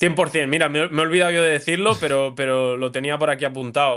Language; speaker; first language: Spanish; native; Spanish